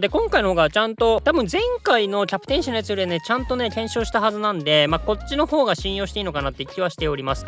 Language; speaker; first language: Japanese; native; Japanese